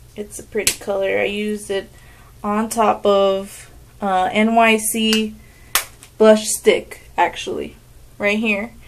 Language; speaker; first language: English; early bilingual, other home language; Spanish